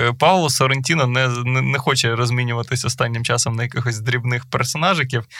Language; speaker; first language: Ukrainian; native; Ukrainian